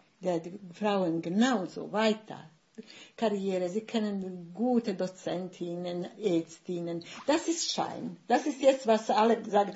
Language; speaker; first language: German; non-native, fluent; Bosnian